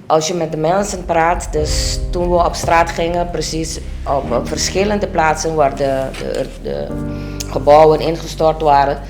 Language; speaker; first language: Dutch; non-native, local second language; Papiamento